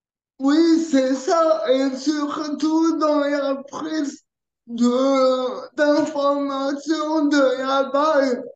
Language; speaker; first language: French; early bilingual, other home language; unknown